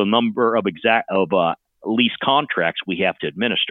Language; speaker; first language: English; native; English